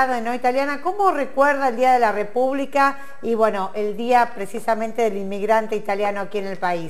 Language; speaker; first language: Spanish; native; Spanish